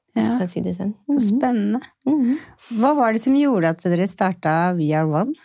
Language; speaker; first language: Norwegian; native; Norwegian